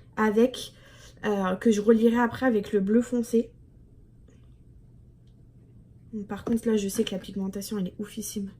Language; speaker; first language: French; native; French